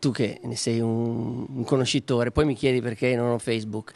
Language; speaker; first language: Italian; native; Italian